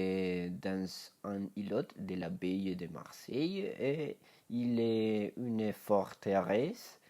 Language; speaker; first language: French; non-native, learner; Spanish